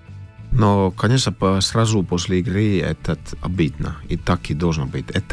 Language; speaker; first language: Russian; non-native, fluent; Finnish